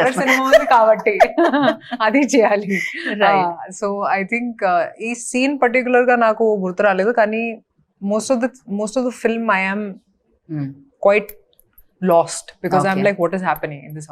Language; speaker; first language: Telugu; non-native, local second language; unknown